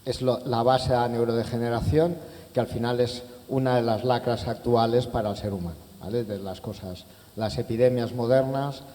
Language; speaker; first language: Spanish; non-native, local second language; Catalan